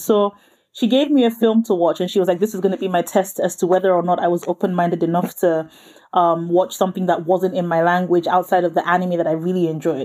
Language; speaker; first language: English; non-native, local second language; Yoruba